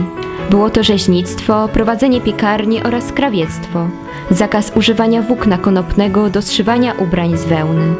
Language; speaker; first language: Polish; native; Polish